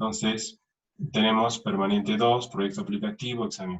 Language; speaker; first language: Spanish; native; Spanish